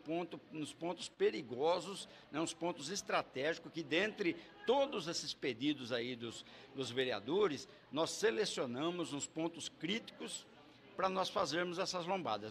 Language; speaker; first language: Portuguese; native; Portuguese